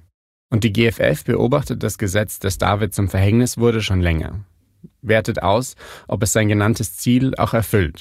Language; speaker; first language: German; native; German